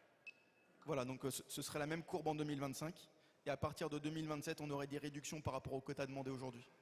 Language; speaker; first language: French; native; French